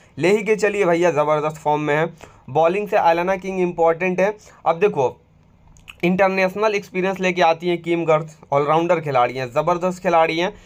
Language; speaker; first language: Hindi; native; Hindi